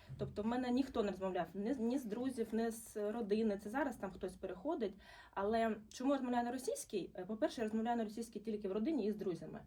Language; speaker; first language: Ukrainian; non-native, local second language; Russian